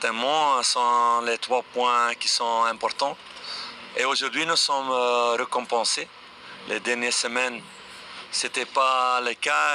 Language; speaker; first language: French; non-native, fluent; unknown